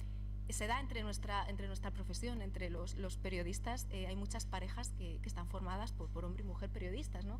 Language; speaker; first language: Spanish; native; Spanish